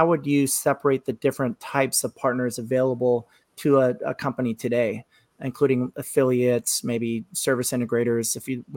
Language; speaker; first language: English; native; English